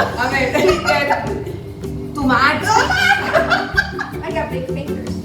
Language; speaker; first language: English; non-native, learner; Spanish